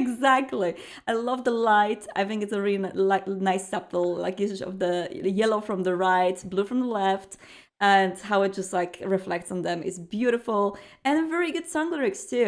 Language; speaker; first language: English; non-native, fluent; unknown